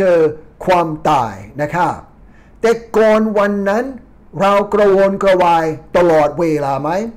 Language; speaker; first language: Thai; non-native, fluent; English